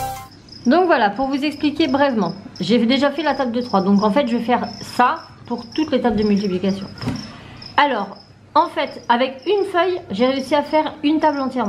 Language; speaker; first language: French; native; French